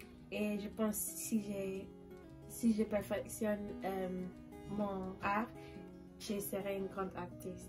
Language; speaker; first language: French; early bilingual, heritage; French